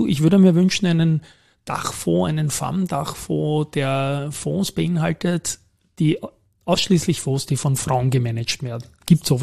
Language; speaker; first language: German; native; German